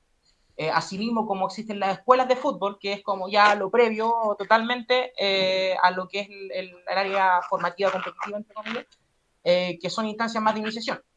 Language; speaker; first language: Spanish; native; Spanish